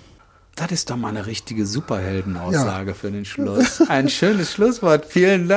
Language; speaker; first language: German; native; German